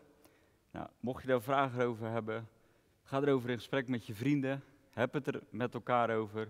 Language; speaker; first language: Dutch; native; Dutch